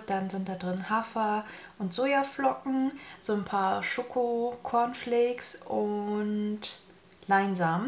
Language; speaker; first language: German; native; German